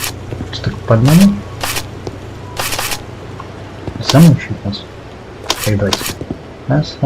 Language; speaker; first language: Russian; native; Russian